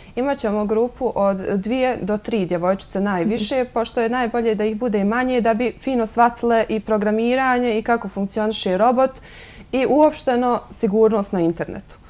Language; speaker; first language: Croatian; native; Croatian